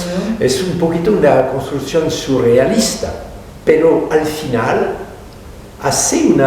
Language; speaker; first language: Spanish; non-native, fluent; French